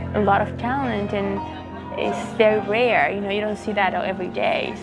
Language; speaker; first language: English; non-native, fluent; Spanish